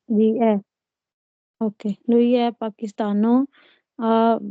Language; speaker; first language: Italian; non-native, learner; Urdu